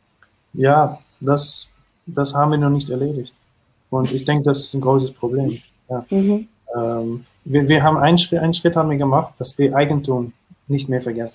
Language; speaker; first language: German; non-native, fluent; Dutch